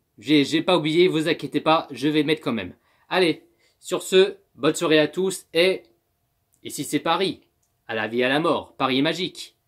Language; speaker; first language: French; native; French